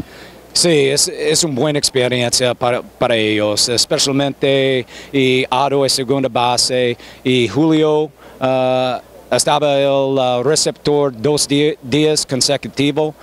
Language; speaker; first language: Spanish; non-native, fluent; English